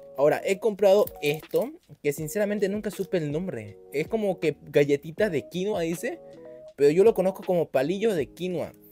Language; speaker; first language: Spanish; native; Spanish